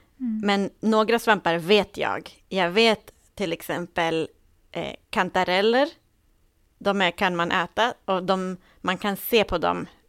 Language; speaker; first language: Swedish; native; Swedish